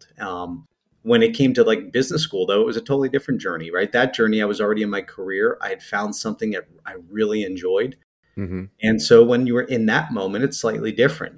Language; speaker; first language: English; native; English